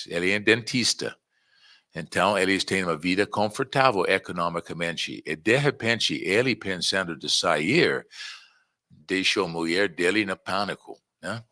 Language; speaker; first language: Portuguese; non-native, fluent; English